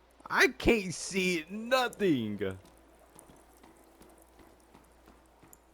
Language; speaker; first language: English; native; English